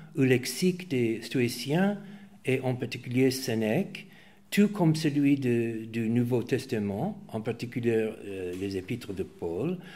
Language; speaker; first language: French; non-native, fluent; English